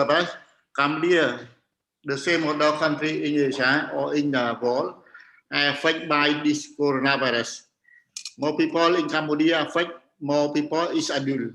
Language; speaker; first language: English; non-native, learner; Khmer